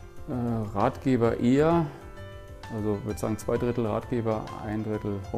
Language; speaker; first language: German; native; German